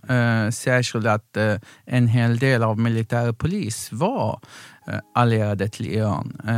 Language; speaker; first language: Swedish; non-native, fluent; Arabic